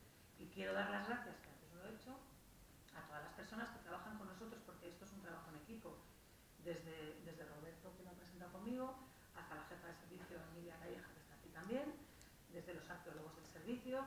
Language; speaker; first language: Spanish; native; Spanish